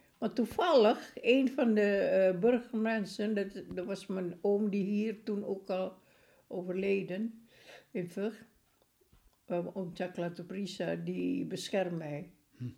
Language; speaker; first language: Dutch; non-native, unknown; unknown